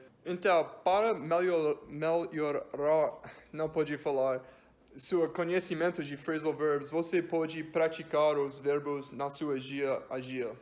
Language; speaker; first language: Portuguese; non-native, learner; English